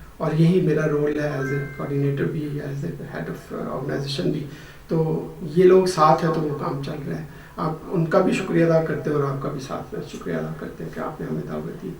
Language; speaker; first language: Urdu; non-native, local second language; Punjabi